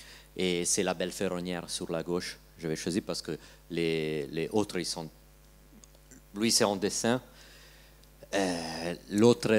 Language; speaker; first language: French; non-native, learner; Italian